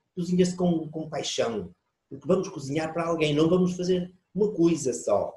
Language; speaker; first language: Portuguese; native; Portuguese